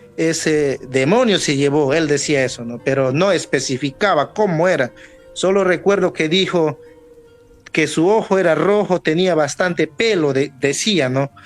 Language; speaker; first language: Spanish; non-native, local second language; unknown